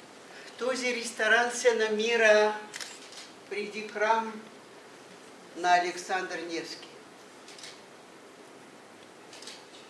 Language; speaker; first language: Bulgarian; non-native, learner; Russian